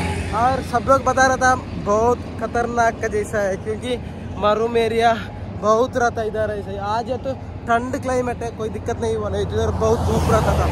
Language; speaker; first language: Hindi; non-native, local second language; Kannada